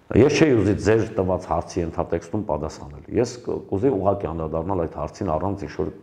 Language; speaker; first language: Armenian; native; Armenian